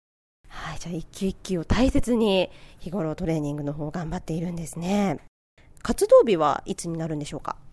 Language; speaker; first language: Japanese; native; Japanese